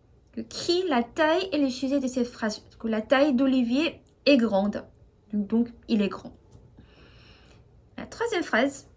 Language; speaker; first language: French; non-native, fluent; Korean